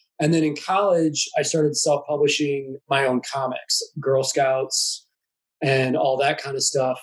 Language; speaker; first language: English; native; English